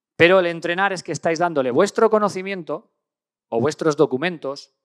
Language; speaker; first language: Spanish; native; Spanish